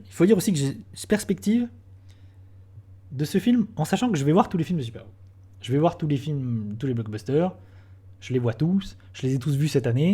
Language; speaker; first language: French; native; French